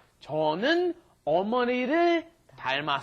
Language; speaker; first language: Korean; non-native, fluent; English